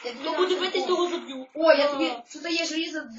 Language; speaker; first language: Ukrainian; native; Ukrainian